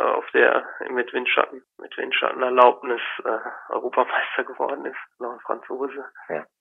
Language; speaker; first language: German; native; German